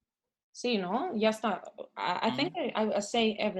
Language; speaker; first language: Spanish; non-native, learner; Russian